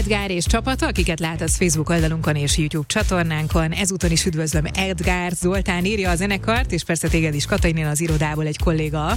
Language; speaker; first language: Hungarian; native; Hungarian